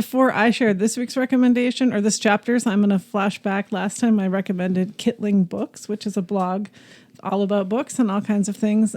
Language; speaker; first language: English; native; English